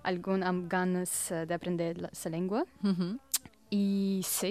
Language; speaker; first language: Catalan; non-native, learner; Russian